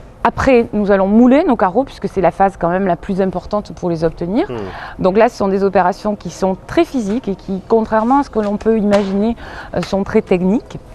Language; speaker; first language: French; native; French